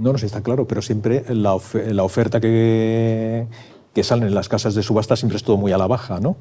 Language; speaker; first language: Spanish; native; Spanish